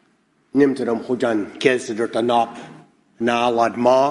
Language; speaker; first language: Hungarian; non-native, fluent; English